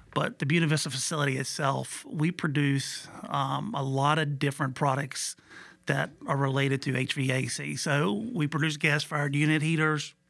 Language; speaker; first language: English; native; English